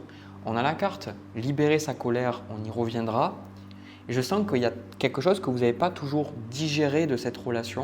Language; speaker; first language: French; native; French